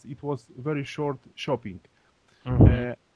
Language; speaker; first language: English; non-native, learner; Polish